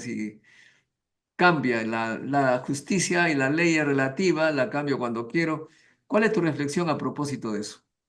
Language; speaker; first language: Spanish; native; Spanish